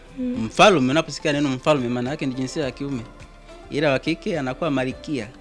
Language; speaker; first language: Swahili; native; Swahili